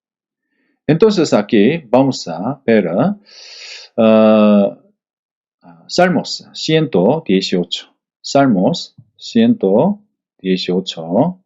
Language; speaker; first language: Spanish; non-native, fluent; Korean